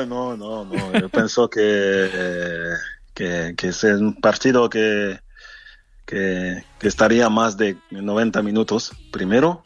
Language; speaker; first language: Spanish; non-native, fluent; French